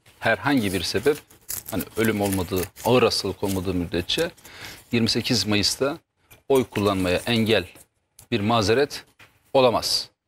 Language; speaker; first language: Turkish; native; Turkish